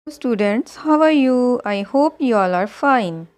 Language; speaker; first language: English; non-native, local second language; Punjabi